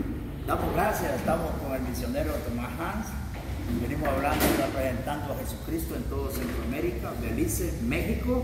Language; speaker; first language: Spanish; native; Spanish